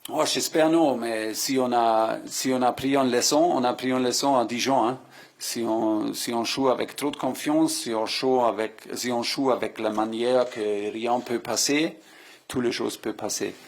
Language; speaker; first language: French; non-native, fluent; German